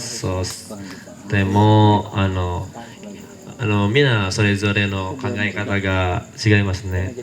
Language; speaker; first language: Japanese; non-native, learner; Indonesian